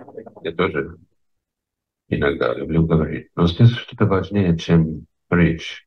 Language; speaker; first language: Russian; non-native, fluent; English